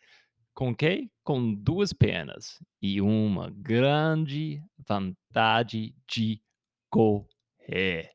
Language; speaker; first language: Portuguese; non-native, fluent; English